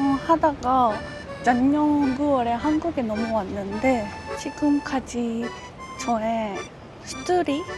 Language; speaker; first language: Korean; non-native, fluent; Japanese